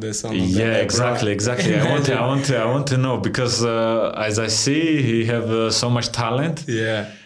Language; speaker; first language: English; non-native, fluent; Georgian